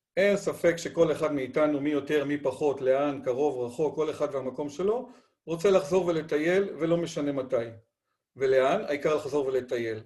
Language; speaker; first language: Hebrew; non-native, fluent; Spanish